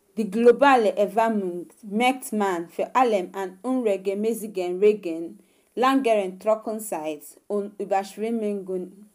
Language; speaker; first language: German; non-native, fluent; Igbo